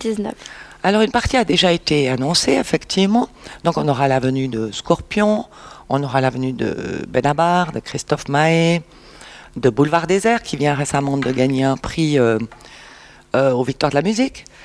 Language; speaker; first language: French; native; French